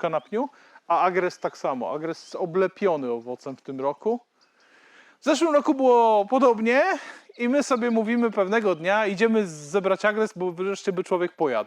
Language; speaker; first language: Polish; native; Polish